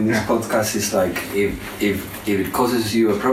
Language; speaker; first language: English; non-native, fluent; Spanish